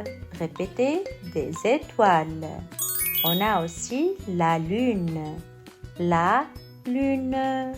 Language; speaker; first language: French; non-native, local second language; Arabic